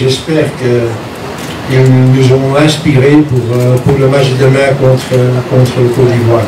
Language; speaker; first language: French; non-native, fluent; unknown